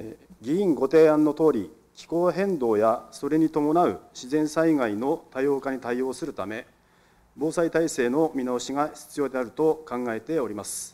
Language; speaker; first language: Japanese; native; Japanese